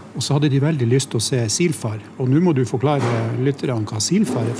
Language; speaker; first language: Norwegian; native; Norwegian